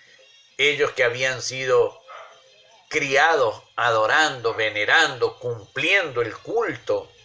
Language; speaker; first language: Spanish; native; Spanish